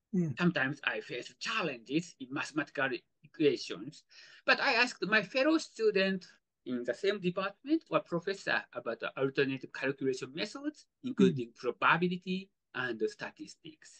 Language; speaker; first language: English; non-native, fluent; Japanese